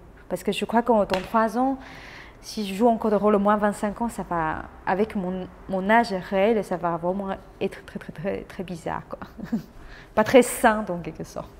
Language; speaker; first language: French; non-native, fluent; Chinese